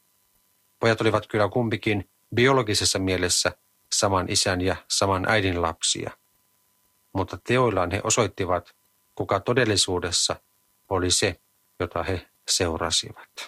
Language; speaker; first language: Finnish; native; Finnish